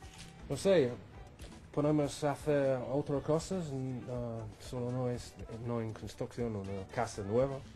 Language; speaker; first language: Spanish; non-native, learner; English